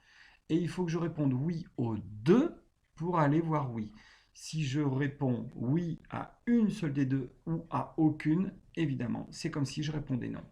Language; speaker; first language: French; native; French